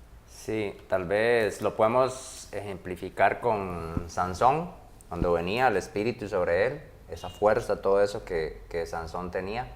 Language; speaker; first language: Spanish; native; Spanish